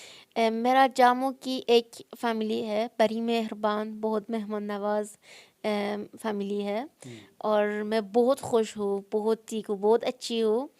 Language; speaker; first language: Hindi; non-native, learner; Persian